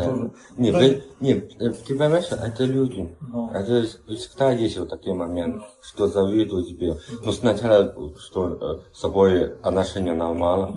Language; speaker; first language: Russian; non-native, learner; Chinese